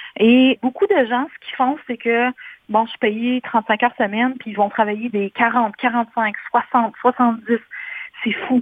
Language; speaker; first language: French; native; French